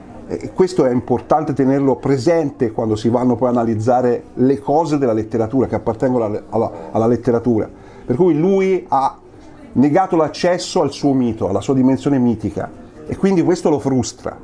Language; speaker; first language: Italian; native; Italian